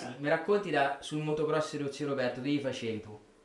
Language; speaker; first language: Italian; native; Italian